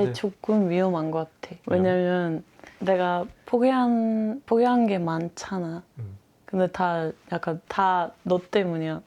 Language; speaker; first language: Korean; non-native, fluent; Dutch